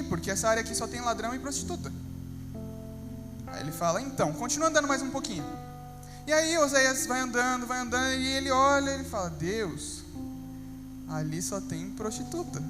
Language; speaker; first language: Portuguese; native; Portuguese